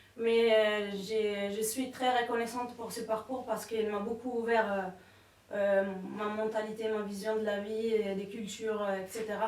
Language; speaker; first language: French; non-native, fluent; Italian